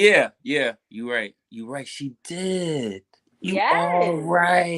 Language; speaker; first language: English; native; English